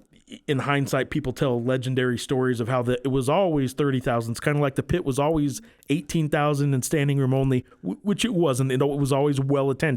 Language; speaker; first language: English; native; English